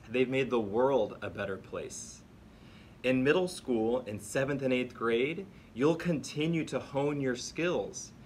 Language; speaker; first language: English; native; English